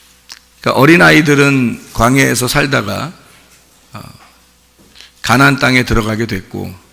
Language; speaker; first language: Korean; native; Korean